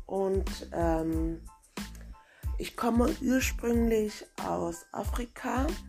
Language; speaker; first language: German; early bilingual, other home language; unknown